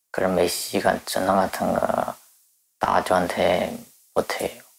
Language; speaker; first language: Korean; non-native, learner; Chinese